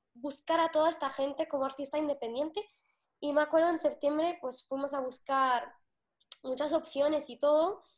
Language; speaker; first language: Spanish; non-native, fluent; Arabic